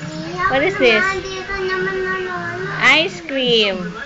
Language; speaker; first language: English; non-native, local second language; Filipino